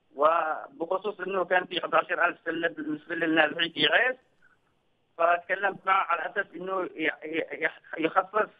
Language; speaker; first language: Arabic; native; Arabic